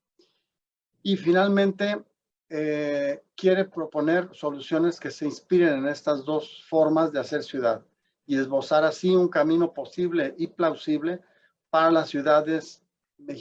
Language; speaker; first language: Spanish; native; Spanish